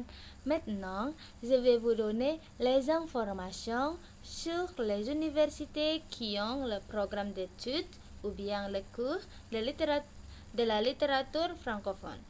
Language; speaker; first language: French; non-native, learner; Indonesian